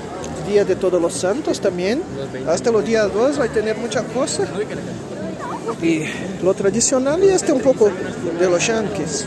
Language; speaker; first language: Spanish; non-native, fluent; Portuguese